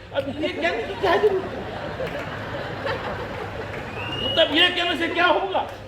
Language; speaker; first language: Hindi; early bilingual, other home language; Japanese